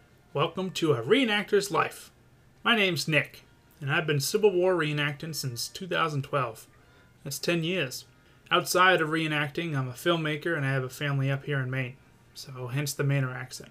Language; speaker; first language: English; native; English